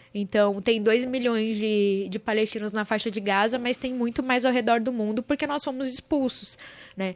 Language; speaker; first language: Portuguese; early bilingual, other home language; Arabic